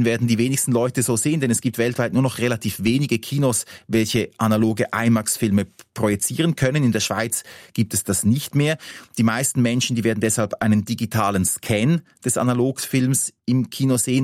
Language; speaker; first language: German; native; German